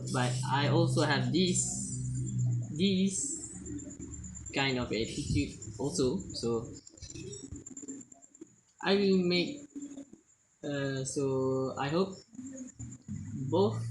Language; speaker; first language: English; non-native, learner; Malay